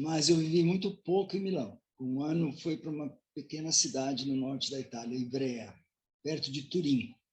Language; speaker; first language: Portuguese; non-native, fluent; Italian